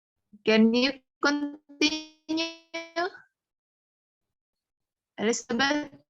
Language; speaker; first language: English; non-native, fluent; Indonesian